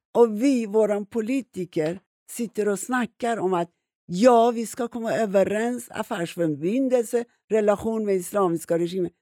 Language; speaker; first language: Swedish; non-native, fluent; Persian